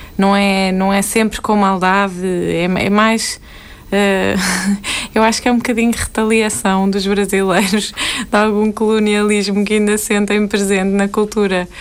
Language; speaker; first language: Portuguese; native; Portuguese